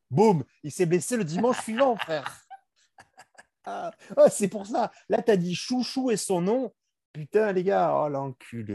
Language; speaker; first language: French; native; French